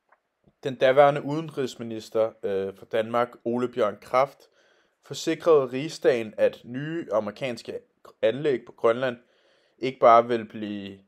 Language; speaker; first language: Danish; native; Danish